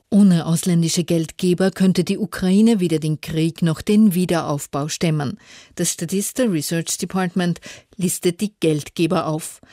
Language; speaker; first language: German; native; German